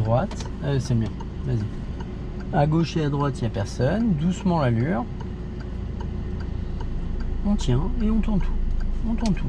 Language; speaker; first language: French; native; French